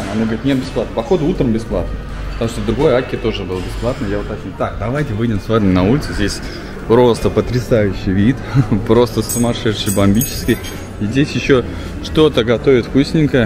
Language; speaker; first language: Russian; native; Russian